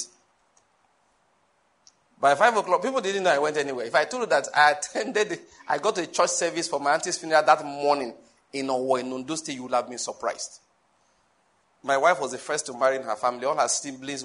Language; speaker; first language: English; non-native, local second language; Yoruba